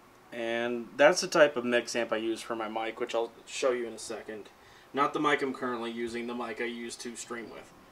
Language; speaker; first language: English; native; English